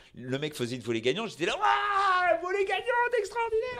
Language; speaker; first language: French; native; French